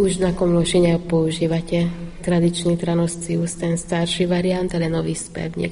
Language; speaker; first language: Slovak; native; Slovak